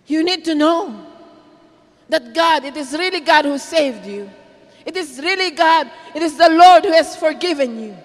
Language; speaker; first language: English; non-native, local second language; Filipino